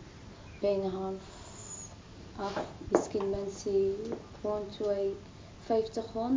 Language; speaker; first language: Dutch; non-native, learner; Arabic